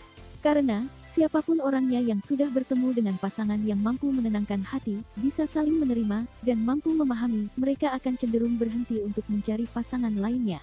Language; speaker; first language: Indonesian; native; Indonesian